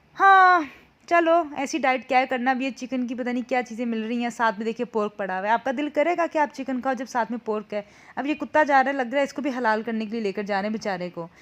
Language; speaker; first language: Urdu; native; Urdu